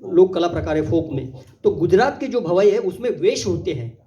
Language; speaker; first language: Hindi; non-native, local second language; Marathi